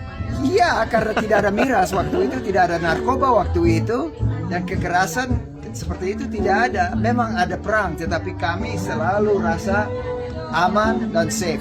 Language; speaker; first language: Indonesian; non-native, local second language; English